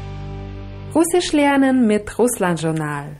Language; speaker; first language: German; non-native, fluent; Russian